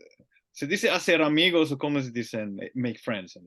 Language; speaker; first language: Spanish; non-native, learner; Finnish